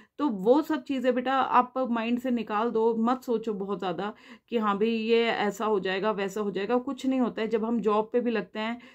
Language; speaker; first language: Hindi; native; Hindi